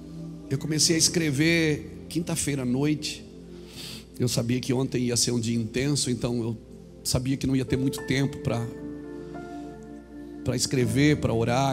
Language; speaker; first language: Portuguese; native; Portuguese